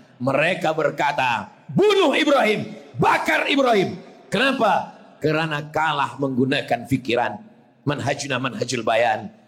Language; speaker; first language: Malay; native; Malay